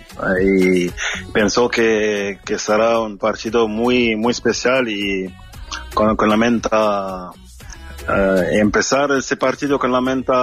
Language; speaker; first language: Spanish; non-native, fluent; French